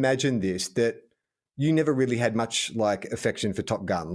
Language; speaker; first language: English; native; English